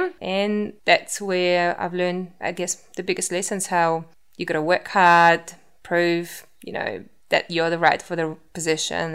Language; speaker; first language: English; non-native, fluent; Russian